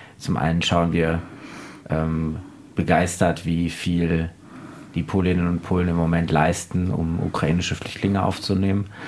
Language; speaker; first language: German; native; German